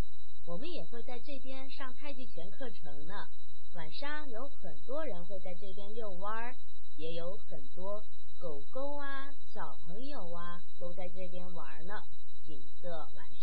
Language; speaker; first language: Chinese; non-native, fluent; Mongolian